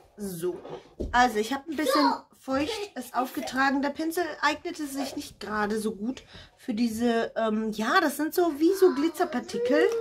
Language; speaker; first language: German; non-native, fluent; Russian